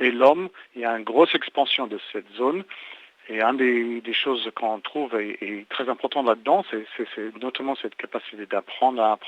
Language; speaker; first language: French; native; French